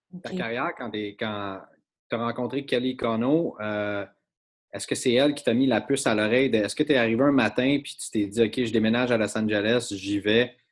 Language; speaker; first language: French; native; French